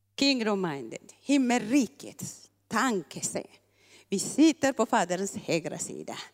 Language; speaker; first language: Swedish; non-native, fluent; Tigrinya